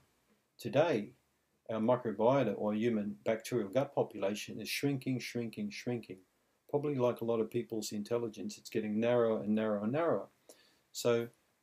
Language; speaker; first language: English; native; English